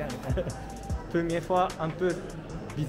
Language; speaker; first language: French; non-native, learner; Japanese